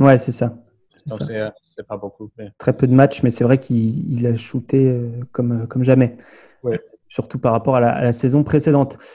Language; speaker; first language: French; native; French